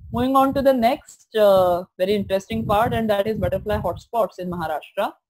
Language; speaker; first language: English; non-native, local second language; Marathi